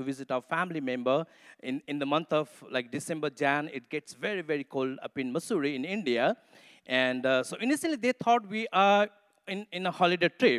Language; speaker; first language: English; non-native, local second language; Nepali